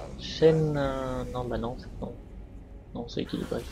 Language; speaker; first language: French; native; French